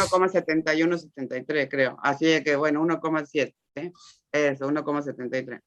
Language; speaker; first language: Spanish; native; Spanish